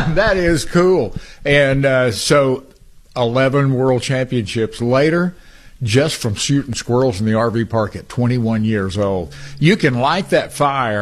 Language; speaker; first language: English; native; English